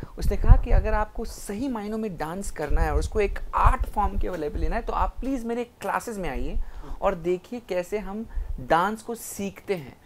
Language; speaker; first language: Hindi; non-native, local second language; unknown